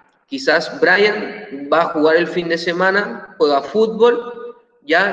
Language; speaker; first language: Spanish; native; Spanish